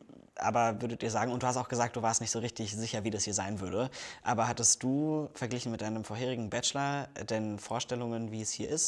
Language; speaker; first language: German; native; German